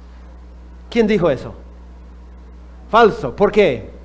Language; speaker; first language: Spanish; non-native, fluent; English